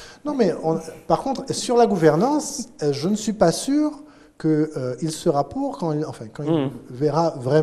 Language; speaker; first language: French; native; French